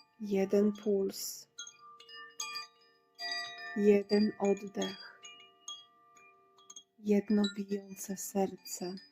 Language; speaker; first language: Polish; native; Polish